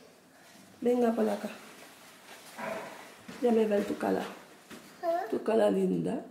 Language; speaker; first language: Spanish; non-native, learner; Haitian Creole